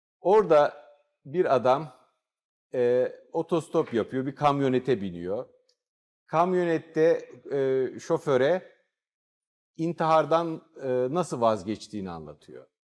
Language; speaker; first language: Turkish; native; Turkish